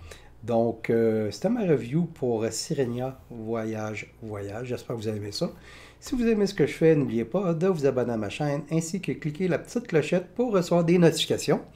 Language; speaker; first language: French; native; French